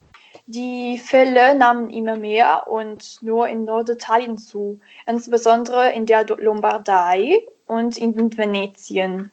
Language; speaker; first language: German; non-native, learner; Italian